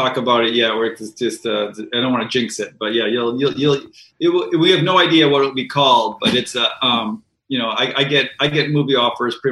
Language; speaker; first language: English; native; English